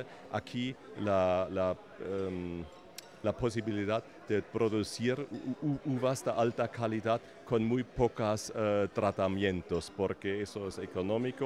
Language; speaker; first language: Spanish; non-native, fluent; German